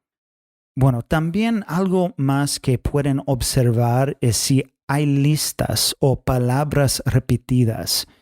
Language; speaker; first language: Spanish; non-native, fluent; English